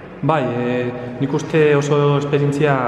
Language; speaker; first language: Basque; non-native, local second language; Spanish